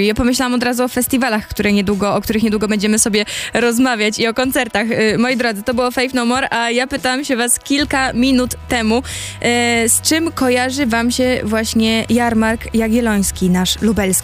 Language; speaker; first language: Polish; native; Polish